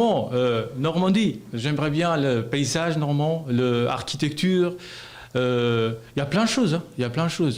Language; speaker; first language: French; non-native, learner; Albanian